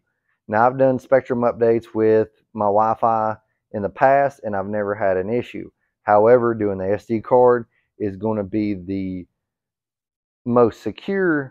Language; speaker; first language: English; native; English